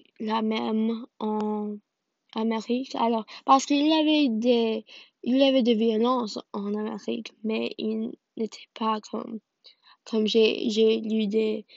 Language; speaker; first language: French; non-native, learner; English